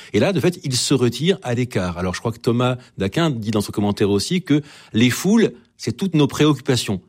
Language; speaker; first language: French; native; French